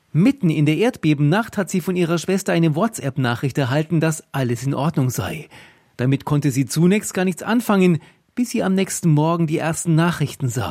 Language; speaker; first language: German; native; German